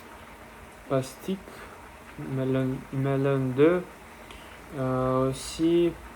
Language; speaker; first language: French; non-native, learner; Russian